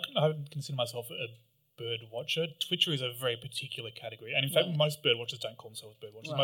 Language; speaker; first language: English; native; English